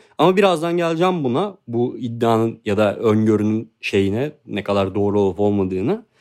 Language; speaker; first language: Turkish; native; Turkish